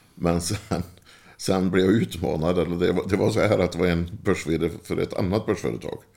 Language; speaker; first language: Swedish; native; Swedish